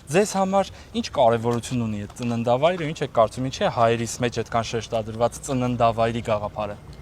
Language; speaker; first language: Armenian; native; Armenian